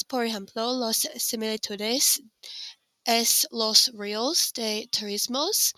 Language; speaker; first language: Spanish; non-native, learner; English